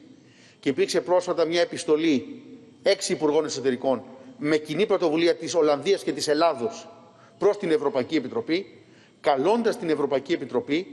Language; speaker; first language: Greek; native; Greek